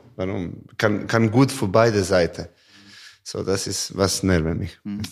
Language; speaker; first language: German; non-native, fluent; Serbian